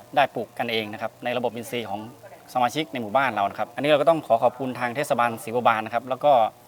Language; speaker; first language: Thai; native; Thai